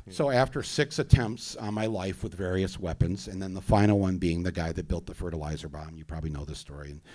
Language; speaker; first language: English; native; English